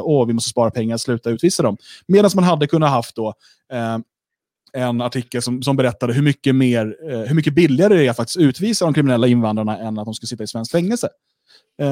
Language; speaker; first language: Swedish; native; Swedish